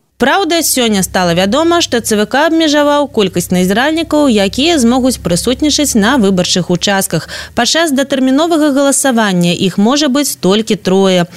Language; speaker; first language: Belarusian; non-native, local second language; Russian